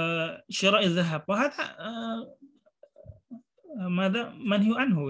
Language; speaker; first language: Arabic; non-native, fluent; Indonesian